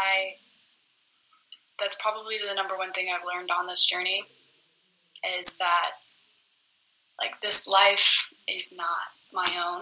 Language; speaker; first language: English; native; English